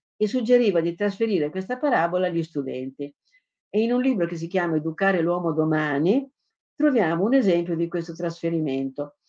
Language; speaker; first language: Italian; native; Italian